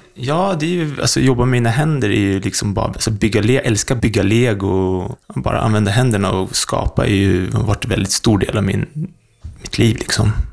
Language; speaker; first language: Swedish; native; Swedish